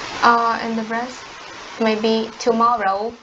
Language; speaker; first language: English; non-native, learner; Vietnamese